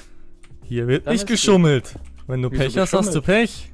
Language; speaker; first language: German; native; German